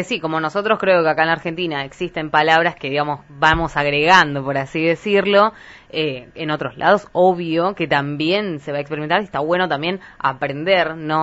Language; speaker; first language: Spanish; native; Spanish